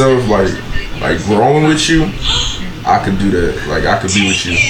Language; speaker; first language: English; non-native, local second language; Esan